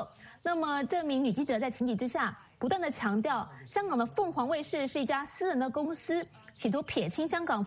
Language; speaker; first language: Chinese; native; Chinese